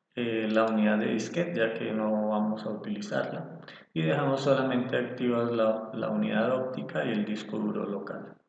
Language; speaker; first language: Spanish; native; Spanish